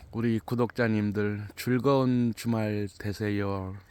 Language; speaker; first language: Korean; native; Korean